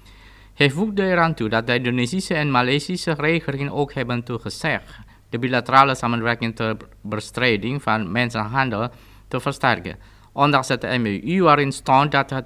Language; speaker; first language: Dutch; non-native, fluent; Indonesian